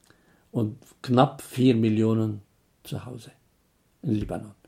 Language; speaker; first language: German; non-native, fluent; Arabic